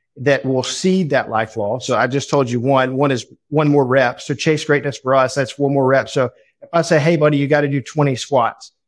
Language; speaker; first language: English; native; English